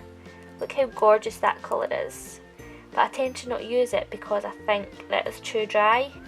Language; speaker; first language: English; native; English